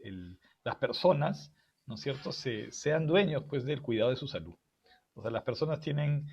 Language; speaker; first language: Spanish; native; Spanish